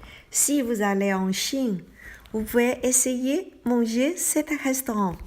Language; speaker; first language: French; non-native, learner; Chinese